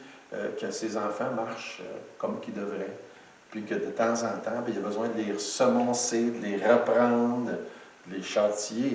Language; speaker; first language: French; native; French